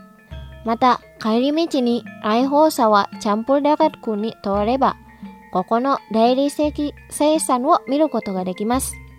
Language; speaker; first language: Japanese; non-native, fluent; Indonesian